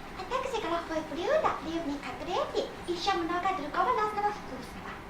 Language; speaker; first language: Russian; non-native, fluent; Japanese